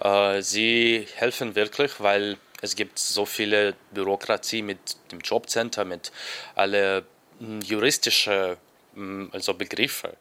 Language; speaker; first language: German; non-native, learner; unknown